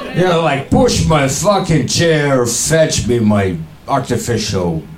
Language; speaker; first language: English; non-native, fluent; Ukrainian